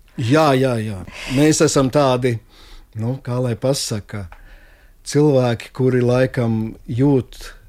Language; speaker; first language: Latvian; native; Latvian